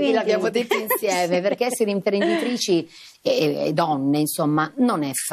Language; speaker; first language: Italian; native; Italian